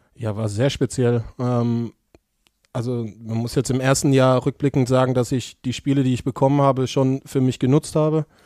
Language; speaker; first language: German; native; German